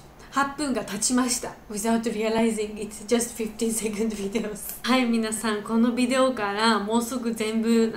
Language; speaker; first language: Japanese; non-native, learner; Georgian